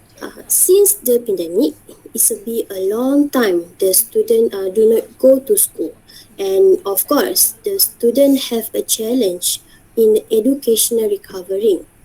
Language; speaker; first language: English; non-native, learner; Malay